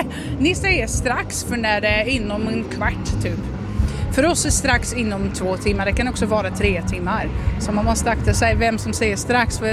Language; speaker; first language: Swedish; non-native, fluent; Dutch